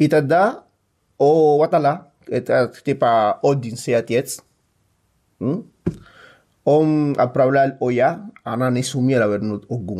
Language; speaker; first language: Russian; non-native, fluent; Spanish